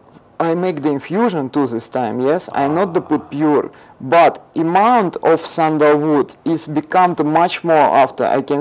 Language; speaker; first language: English; non-native, learner; Russian